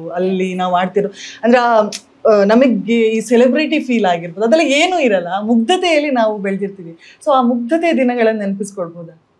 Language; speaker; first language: Kannada; native; Kannada